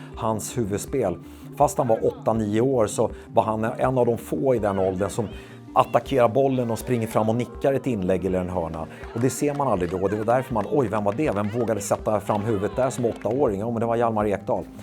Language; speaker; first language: Swedish; native; Swedish